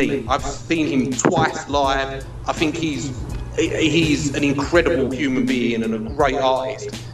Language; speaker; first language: English; native; English